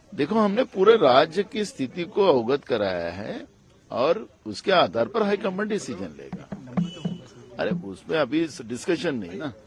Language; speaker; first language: Hindi; non-native, local second language; Marathi